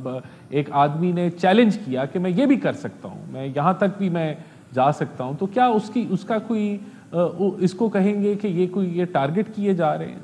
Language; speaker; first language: Urdu; native; Urdu